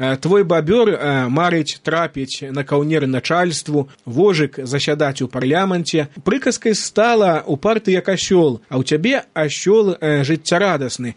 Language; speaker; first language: Belarusian; native; Belarusian